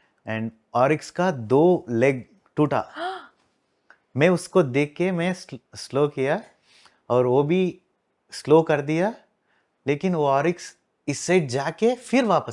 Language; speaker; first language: Hindi; non-native, local second language; Telugu